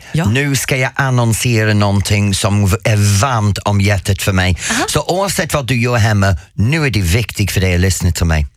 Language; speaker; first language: Swedish; non-native, fluent; English